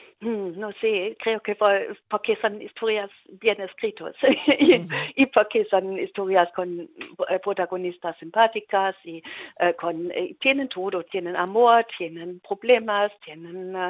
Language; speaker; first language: Spanish; non-native, learner; German